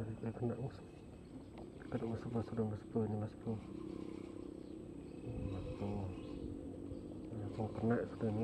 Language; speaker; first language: Indonesian; native; Indonesian